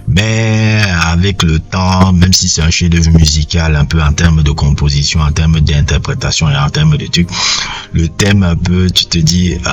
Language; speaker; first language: French; native; French